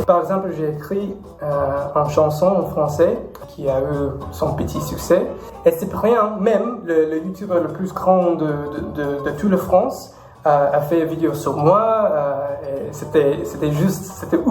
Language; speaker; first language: French; non-native, fluent; English